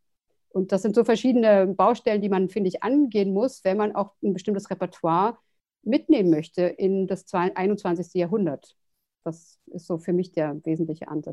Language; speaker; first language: German; native; German